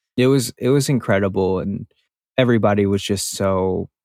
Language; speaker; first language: English; native; English